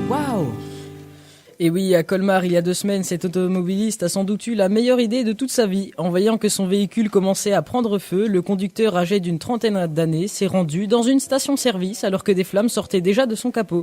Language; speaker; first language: French; native; French